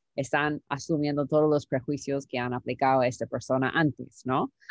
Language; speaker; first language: Spanish; non-native, fluent; English